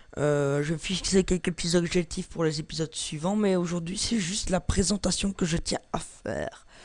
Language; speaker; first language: French; native; French